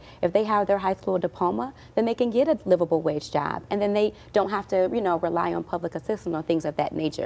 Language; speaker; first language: English; native; English